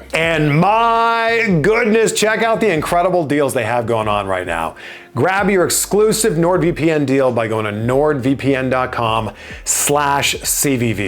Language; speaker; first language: English; native; English